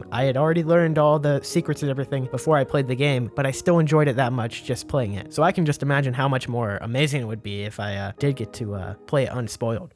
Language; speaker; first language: English; native; English